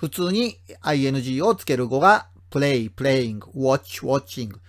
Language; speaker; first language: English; non-native, fluent; Japanese